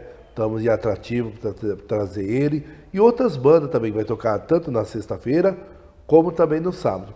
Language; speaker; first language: Portuguese; native; Portuguese